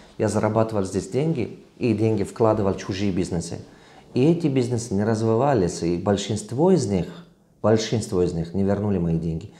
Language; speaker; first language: Russian; non-native, local second language; Tajik